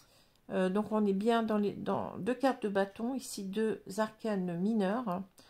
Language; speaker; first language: French; native; French